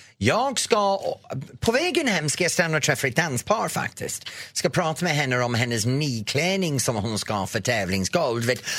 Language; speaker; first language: Swedish; non-native, fluent; English